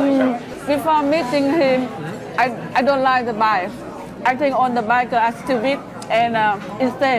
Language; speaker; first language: English; non-native, learner; Vietnamese